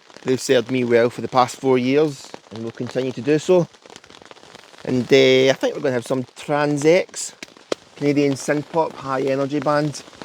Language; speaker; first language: English; native; English